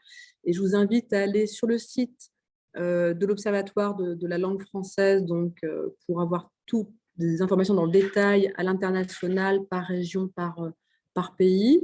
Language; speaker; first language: French; native; French